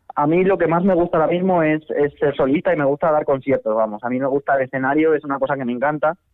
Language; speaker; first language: Spanish; native; Spanish